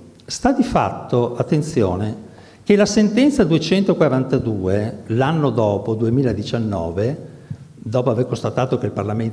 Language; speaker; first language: Italian; native; Italian